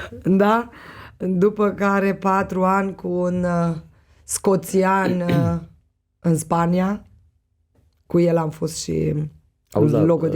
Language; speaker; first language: Romanian; non-native, local second language; Hungarian